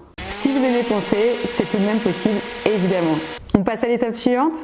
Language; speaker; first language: French; native; French